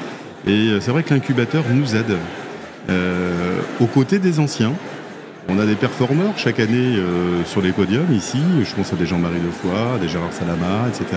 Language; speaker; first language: French; native; French